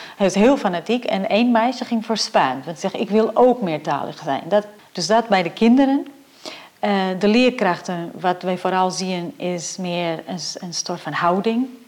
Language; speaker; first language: Dutch; non-native, fluent; Portuguese